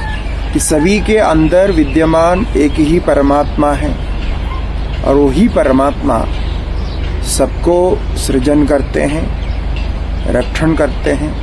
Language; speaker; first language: Hindi; non-native, local second language; Malayalam